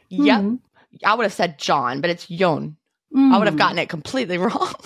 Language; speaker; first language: English; native; English